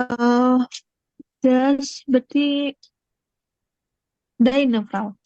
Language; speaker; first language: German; non-native, learner; Indonesian